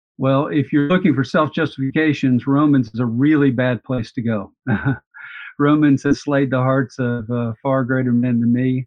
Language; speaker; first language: English; native; English